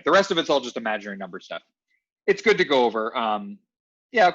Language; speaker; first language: English; native; English